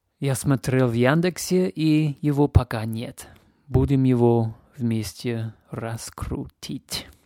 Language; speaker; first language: Russian; non-native, fluent; English